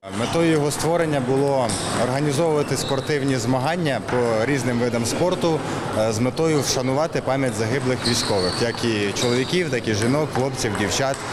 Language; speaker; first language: Ukrainian; native; Ukrainian